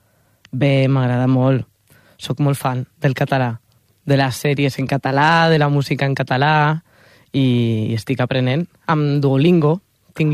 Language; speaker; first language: Catalan; non-native, learner; Spanish